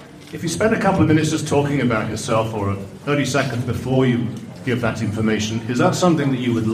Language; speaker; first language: English; native; English